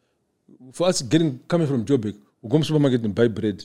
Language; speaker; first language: English; non-native, local second language; Shona